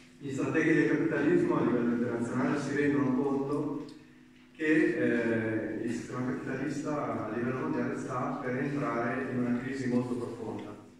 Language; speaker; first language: Italian; native; Italian